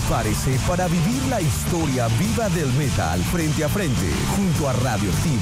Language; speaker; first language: Spanish; native; Spanish